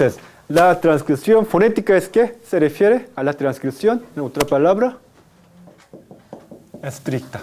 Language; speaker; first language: Spanish; non-native, fluent; Korean